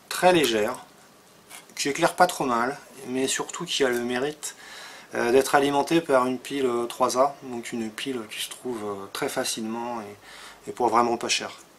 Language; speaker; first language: French; native; French